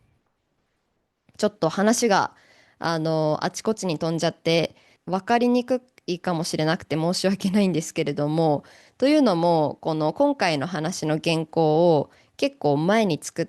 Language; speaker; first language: Japanese; native; Japanese